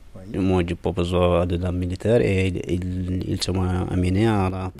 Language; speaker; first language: French; non-native, learner; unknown